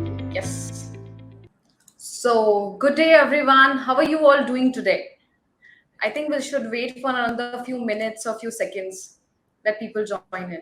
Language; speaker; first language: English; non-native, local second language; Hindi